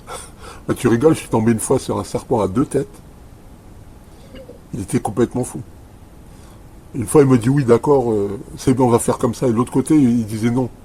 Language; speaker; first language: French; native; French